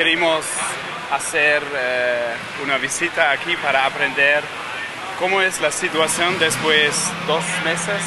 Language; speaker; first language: Spanish; non-native, learner; German